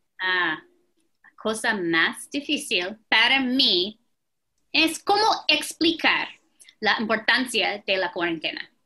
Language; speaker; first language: Spanish; non-native, fluent; English